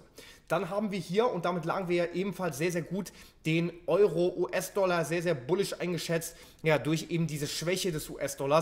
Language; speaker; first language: German; native; German